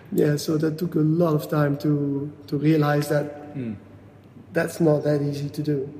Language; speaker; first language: English; non-native, fluent; Dutch